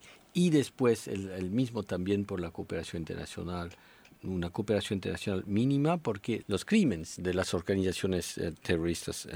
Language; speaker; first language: Spanish; non-native, fluent; French